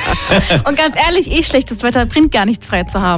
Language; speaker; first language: German; native; German